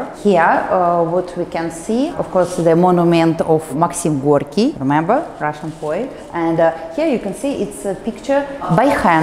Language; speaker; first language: English; non-native, fluent; Russian